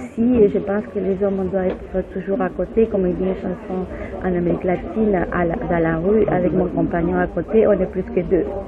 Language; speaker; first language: French; non-native, fluent; Spanish